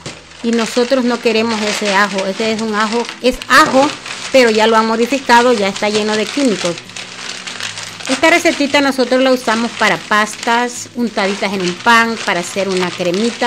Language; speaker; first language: Spanish; native; Spanish